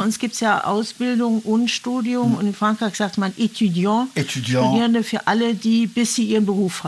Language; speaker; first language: German; native; German